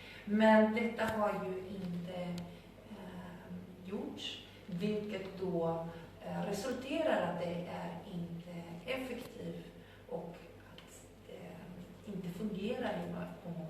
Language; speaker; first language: Swedish; non-native, fluent; Spanish